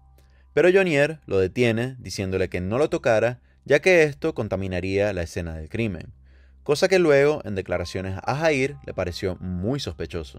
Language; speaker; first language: Spanish; native; Spanish